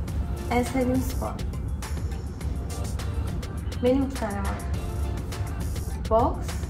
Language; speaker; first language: Turkish; early bilingual, heritage; Turkish